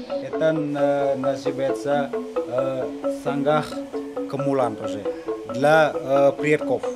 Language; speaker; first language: Russian; non-native, learner; Indonesian